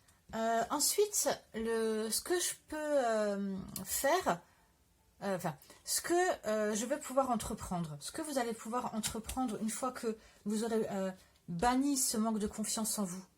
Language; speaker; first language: French; native; French